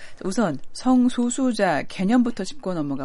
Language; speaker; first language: Korean; native; Korean